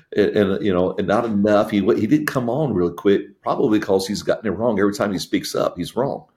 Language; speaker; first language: English; native; English